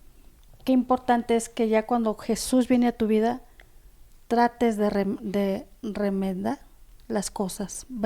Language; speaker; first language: Spanish; native; Spanish